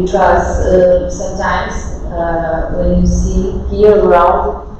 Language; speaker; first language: English; non-native, fluent; Portuguese